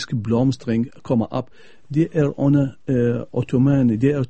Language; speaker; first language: Danish; non-native, fluent; Arabic